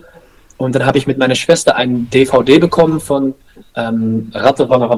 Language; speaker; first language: German; non-native, learner; Dutch